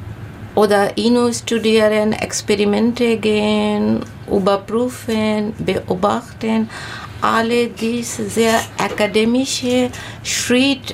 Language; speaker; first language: German; non-native, learner; Bangla